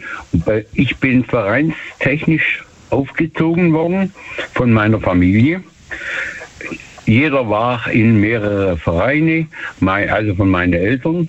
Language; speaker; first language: German; native; German